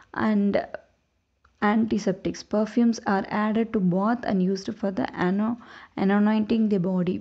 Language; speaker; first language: English; non-native, local second language; Tamil